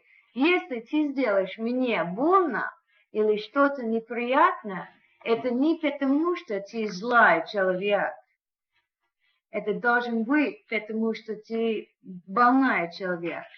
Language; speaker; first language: Russian; non-native, learner; English